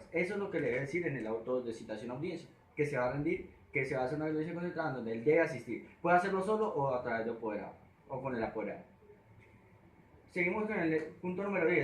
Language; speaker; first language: Spanish; native; Spanish